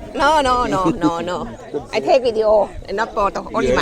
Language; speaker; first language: English; non-native, learner; Thai